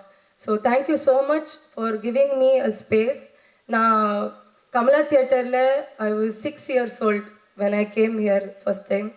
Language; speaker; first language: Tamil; non-native, learner; Kannada